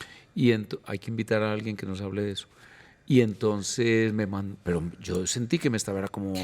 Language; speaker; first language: Spanish; native; Spanish